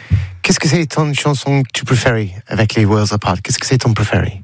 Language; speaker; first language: French; non-native, learner; English